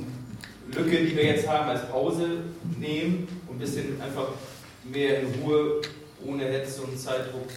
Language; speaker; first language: German; native; German